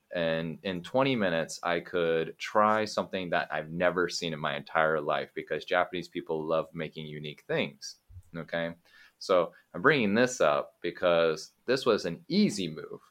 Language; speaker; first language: English; native; English